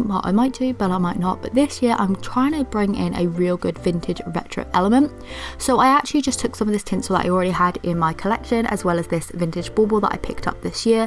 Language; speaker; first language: English; native; English